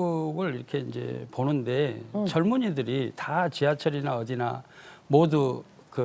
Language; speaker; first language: Korean; native; Korean